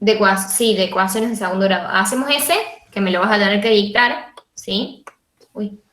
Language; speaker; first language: Spanish; native; Spanish